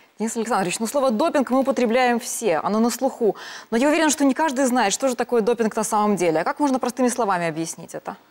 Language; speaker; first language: Russian; native; Russian